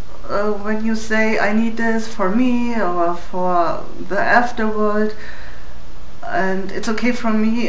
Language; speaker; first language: English; non-native, learner; German